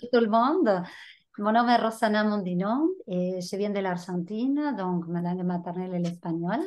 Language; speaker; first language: French; non-native, fluent; Spanish